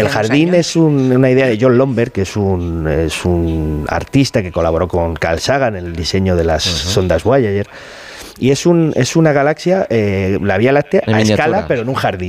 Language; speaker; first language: Spanish; native; Spanish